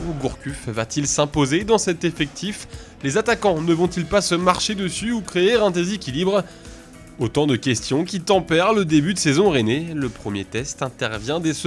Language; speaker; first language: French; native; French